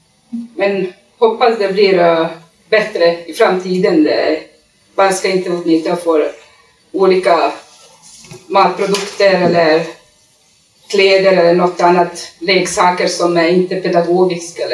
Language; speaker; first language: Swedish; non-native, learner; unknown